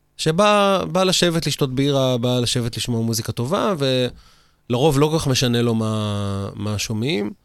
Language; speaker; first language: Hebrew; native; Hebrew